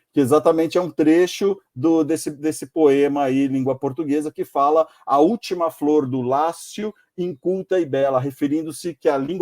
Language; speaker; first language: Portuguese; native; Portuguese